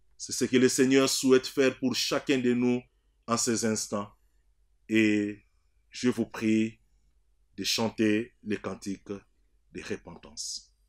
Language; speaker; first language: French; non-native, local second language; Swahili